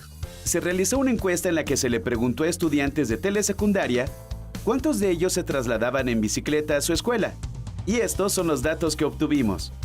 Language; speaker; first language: Spanish; native; Spanish